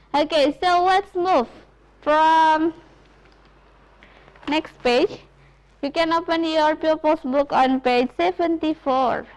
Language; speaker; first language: English; non-native, fluent; Indonesian